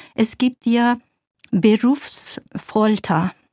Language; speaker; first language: German; non-native, fluent; Kurdish